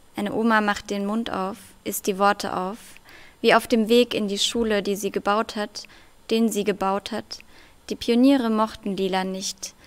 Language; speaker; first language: German; early bilingual, other home language; Russian